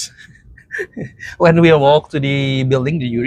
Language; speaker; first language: English; non-native, fluent; Indonesian